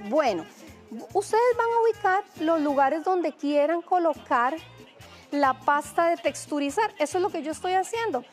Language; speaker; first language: Spanish; native; Spanish